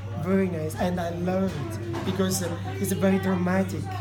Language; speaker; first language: English; non-native, learner; Italian